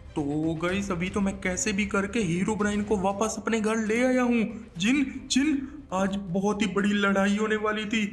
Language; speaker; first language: Hindi; native; Hindi